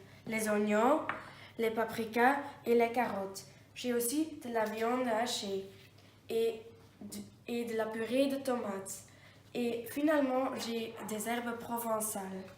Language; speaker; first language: French; non-native, learner; Dutch